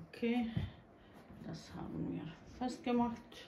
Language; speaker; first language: German; non-native, learner; Bosnian